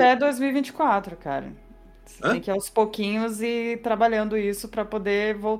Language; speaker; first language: Portuguese; native; Portuguese